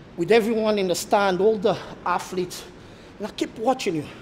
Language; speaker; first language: English; non-native, fluent; Portuguese